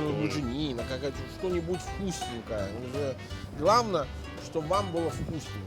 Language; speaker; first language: Russian; non-native, fluent; Italian